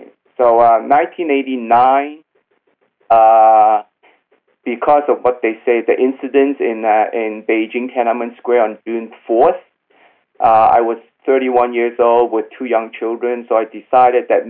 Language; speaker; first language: English; non-native, local second language; Cantonese